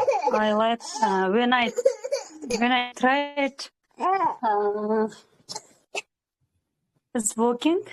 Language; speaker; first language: English; non-native, learner; Kyrgyz